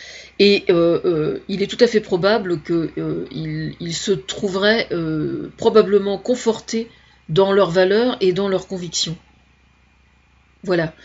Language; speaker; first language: French; native; French